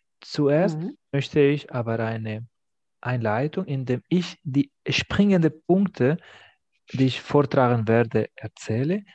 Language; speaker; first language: German; non-native, fluent; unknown